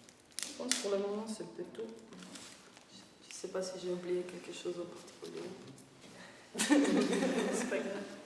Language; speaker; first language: French; non-native, fluent; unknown